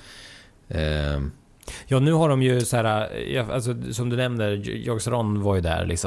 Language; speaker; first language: Swedish; native; Swedish